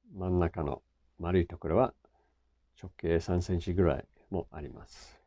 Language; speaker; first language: Japanese; non-native, fluent; English